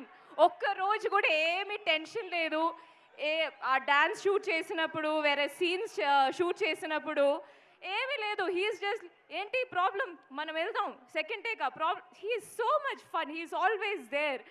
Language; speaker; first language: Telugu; non-native, learner; Malayalam